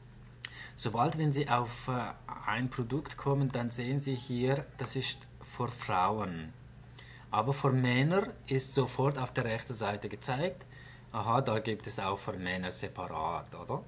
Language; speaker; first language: German; non-native, fluent; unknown